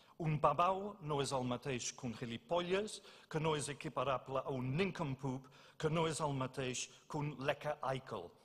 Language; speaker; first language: Catalan; non-native, fluent; English